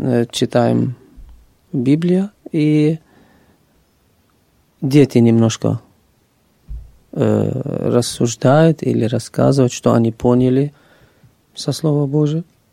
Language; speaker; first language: Ukrainian; non-native, learner; Arabic